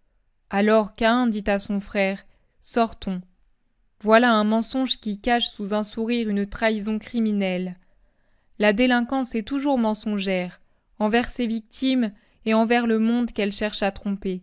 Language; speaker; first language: French; native; French